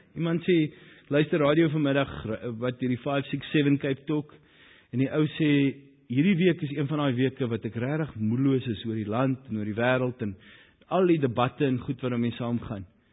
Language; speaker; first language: Afrikaans; native; Afrikaans